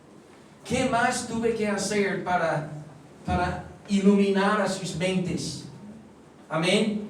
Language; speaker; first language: Spanish; non-native, fluent; English